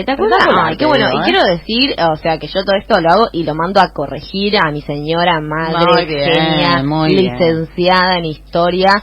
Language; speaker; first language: Spanish; native; Spanish